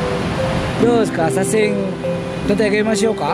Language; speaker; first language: Japanese; non-native, fluent; Balinese